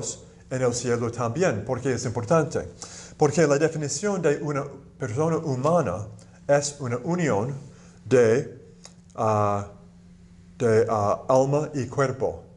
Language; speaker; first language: Spanish; non-native, fluent; English